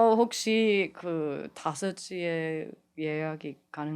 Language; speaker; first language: Korean; early bilingual, heritage; English